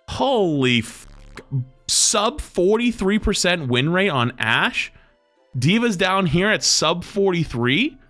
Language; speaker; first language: English; native; English